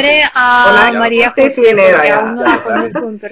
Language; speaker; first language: Spanish; non-native, fluent; Ukrainian